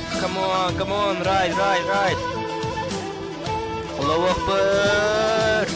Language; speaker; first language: English; non-native, learner; Turkish